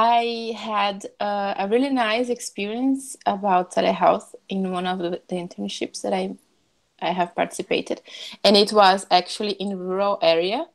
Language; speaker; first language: English; non-native, fluent; Portuguese